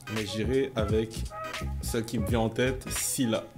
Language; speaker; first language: French; native; French